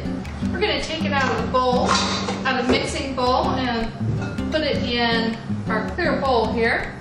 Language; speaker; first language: English; native; English